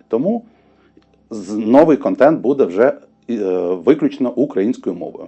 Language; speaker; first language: Ukrainian; non-native, local second language; Russian